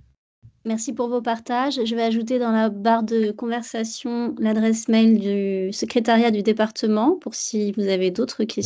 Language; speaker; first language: French; native; French